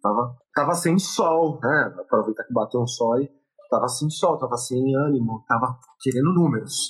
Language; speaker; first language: Portuguese; native; Portuguese